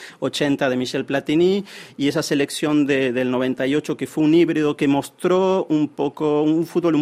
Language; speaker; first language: Spanish; native; Spanish